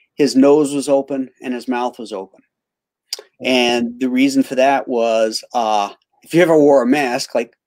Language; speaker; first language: English; native; English